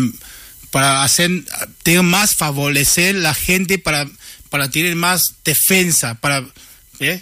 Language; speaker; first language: Spanish; non-native, learner; Chinese